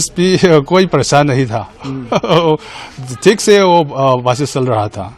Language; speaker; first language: Hindi; non-native, local second language; Manipuri